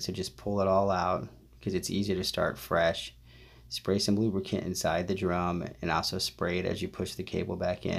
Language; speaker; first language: English; native; English